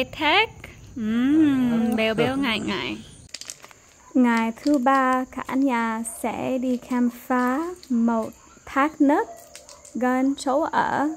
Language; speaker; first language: Vietnamese; non-native, fluent; English